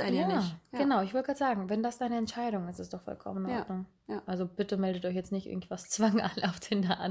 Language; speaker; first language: German; native; German